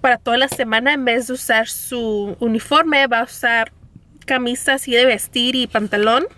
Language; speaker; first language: Spanish; early bilingual, heritage; Spanish